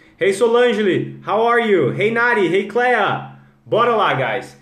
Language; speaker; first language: English; non-native, fluent; Portuguese